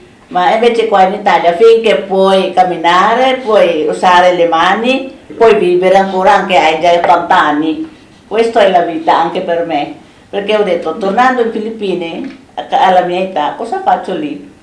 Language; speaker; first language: Italian; non-native, fluent; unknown